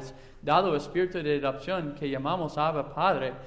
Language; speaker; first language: Spanish; non-native, fluent; English